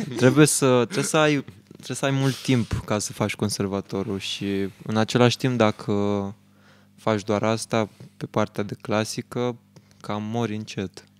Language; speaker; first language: Romanian; native; Romanian